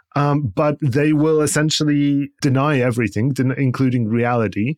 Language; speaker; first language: English; non-native, fluent; Polish